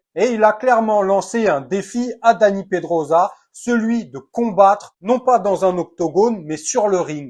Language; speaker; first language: French; native; French